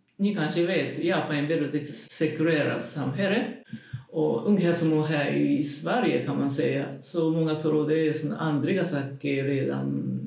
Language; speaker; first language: Swedish; non-native, learner; Japanese